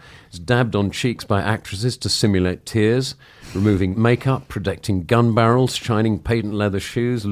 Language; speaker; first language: English; native; English